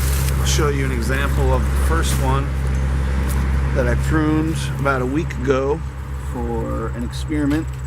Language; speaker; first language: English; native; English